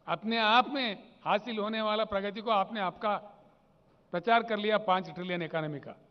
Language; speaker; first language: Hindi; non-native, local second language; Telugu